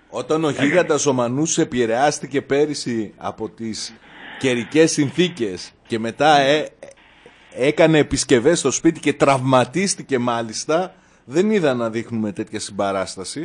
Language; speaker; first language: Greek; native; Greek